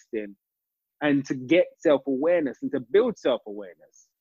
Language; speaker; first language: English; native; English